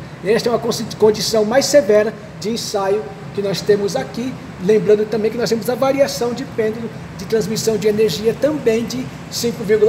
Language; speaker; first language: Portuguese; native; Portuguese